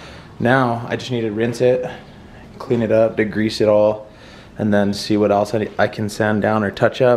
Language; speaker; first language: English; native; English